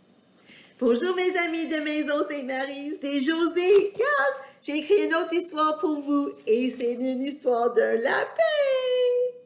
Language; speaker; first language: French; non-native, fluent; English